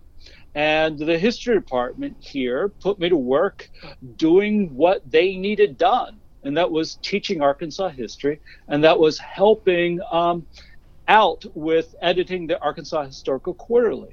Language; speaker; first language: English; native; English